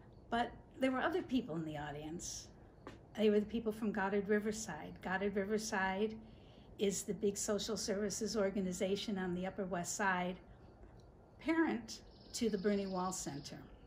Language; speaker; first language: English; native; English